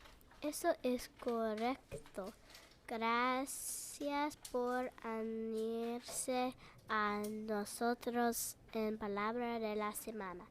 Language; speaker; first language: Spanish; non-native, learner; English